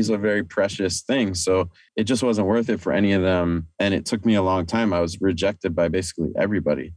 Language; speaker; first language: English; native; English